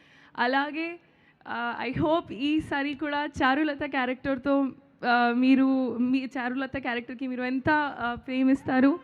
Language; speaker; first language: Telugu; non-native, learner; Hindi